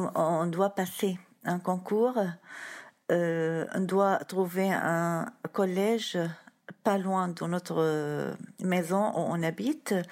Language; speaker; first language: French; non-native, fluent; Arabic